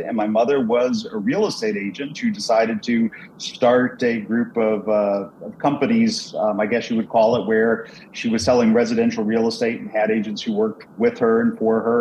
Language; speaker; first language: English; native; English